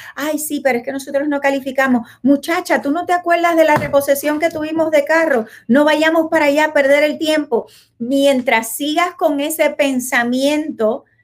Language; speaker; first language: Spanish; native; Spanish